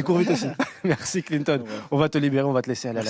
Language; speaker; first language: French; native; French